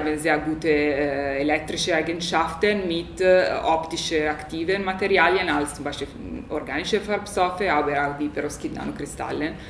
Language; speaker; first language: German; non-native, learner; Italian